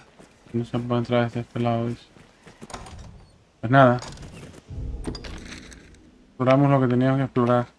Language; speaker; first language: Spanish; native; Spanish